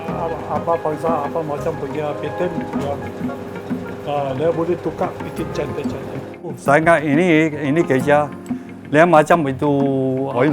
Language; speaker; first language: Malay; non-native, local second language; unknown